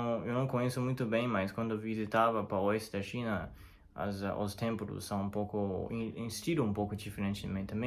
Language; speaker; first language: Portuguese; non-native, learner; Chinese